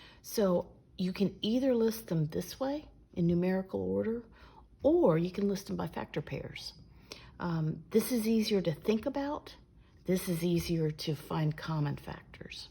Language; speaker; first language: English; native; English